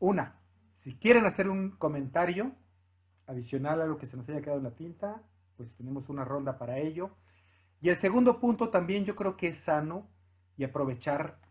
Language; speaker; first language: Spanish; native; Spanish